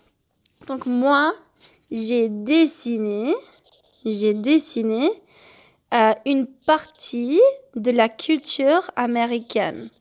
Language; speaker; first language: French; non-native, fluent; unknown